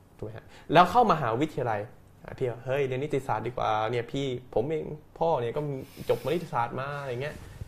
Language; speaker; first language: Thai; native; Thai